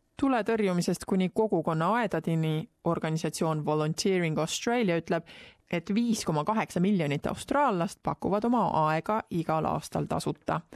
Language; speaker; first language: Estonian; native; Estonian